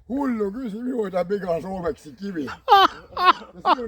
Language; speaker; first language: Finnish; non-native, learner; Estonian